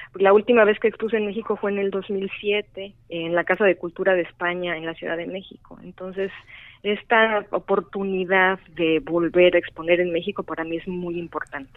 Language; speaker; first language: Spanish; native; Spanish